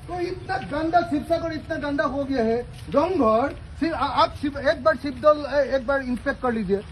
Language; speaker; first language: Hindi; non-native, local second language; Assamese